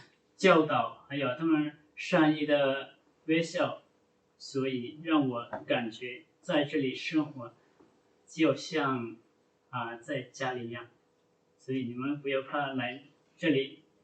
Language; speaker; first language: Chinese; non-native, fluent; Lao